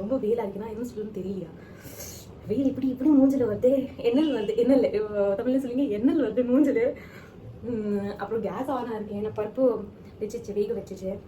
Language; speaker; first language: Tamil; non-native, learner; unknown